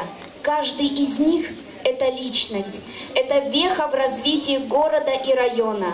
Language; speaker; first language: Russian; native; Russian